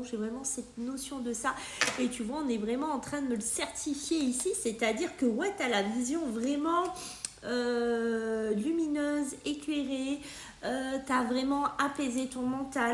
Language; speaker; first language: French; native; French